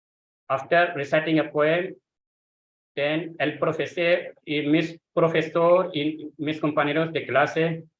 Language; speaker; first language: Spanish; non-native, fluent; Hindi